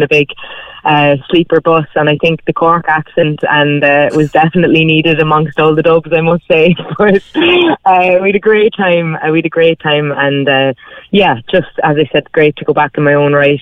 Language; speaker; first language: English; native; English